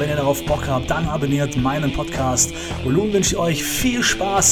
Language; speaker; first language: German; native; German